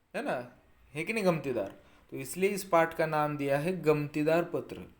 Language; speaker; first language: Hindi; non-native, local second language; Marathi